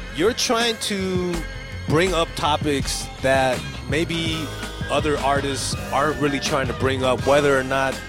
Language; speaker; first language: English; early bilingual, other home language; Chinese